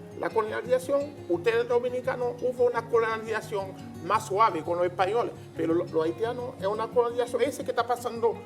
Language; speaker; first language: Spanish; non-native, learner; Haitian Creole